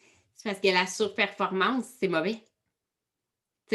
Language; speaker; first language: French; native; French